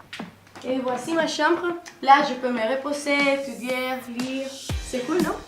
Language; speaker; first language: French; non-native, fluent; Spanish